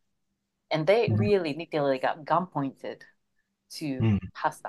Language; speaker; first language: English; non-native, fluent; Japanese